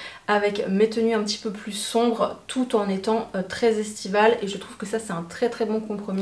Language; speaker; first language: French; native; French